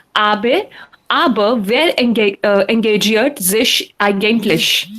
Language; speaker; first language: German; non-native, learner; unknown